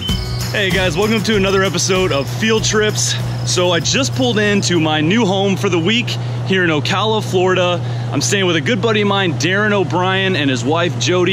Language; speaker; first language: English; native; English